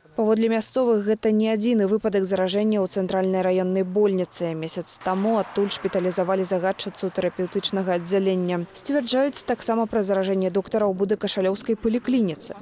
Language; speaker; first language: Belarusian; native; Belarusian